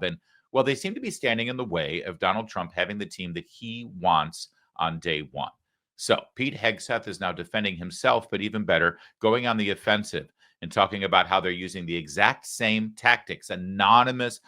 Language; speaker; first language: English; native; English